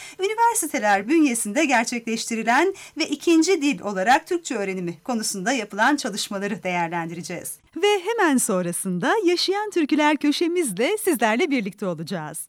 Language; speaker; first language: Turkish; native; Turkish